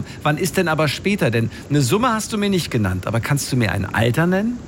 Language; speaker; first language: German; native; German